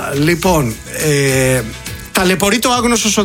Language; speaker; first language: Greek; native; Greek